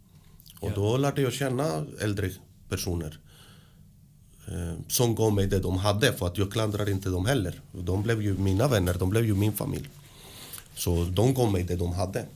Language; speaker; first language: Swedish; early bilingual, other home language; Spanish